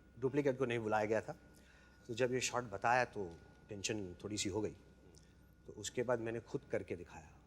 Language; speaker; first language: Hindi; native; Hindi